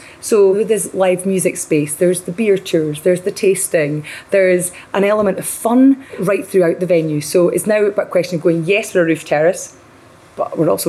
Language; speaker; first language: English; native; English